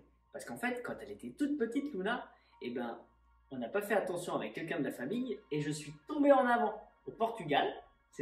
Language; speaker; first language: French; native; French